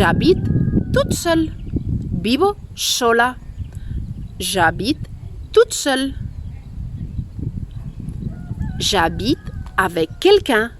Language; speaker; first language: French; non-native, fluent; Spanish